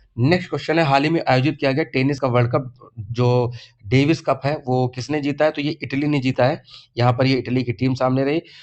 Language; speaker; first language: Hindi; native; Hindi